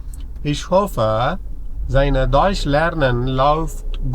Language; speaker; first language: German; non-native, learner; Tamil